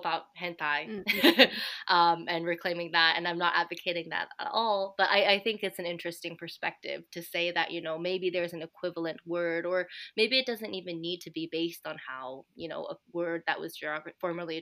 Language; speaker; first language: English; native; English